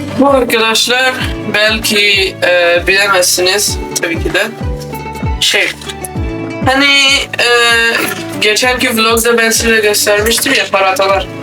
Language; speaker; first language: Turkish; non-native, fluent; Urdu